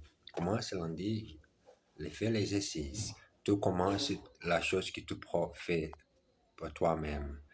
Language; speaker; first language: French; non-native, learner; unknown